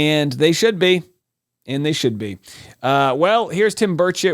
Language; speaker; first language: English; native; English